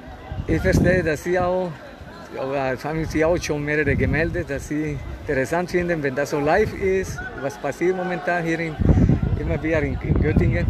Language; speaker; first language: German; non-native, fluent; Spanish